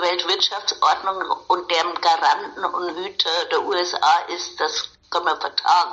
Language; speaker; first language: German; native; German